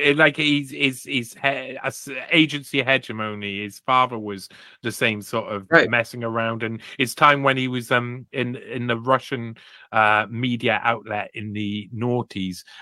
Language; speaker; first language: English; native; English